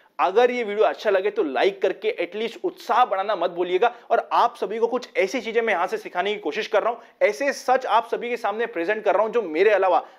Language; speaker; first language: Hindi; native; Hindi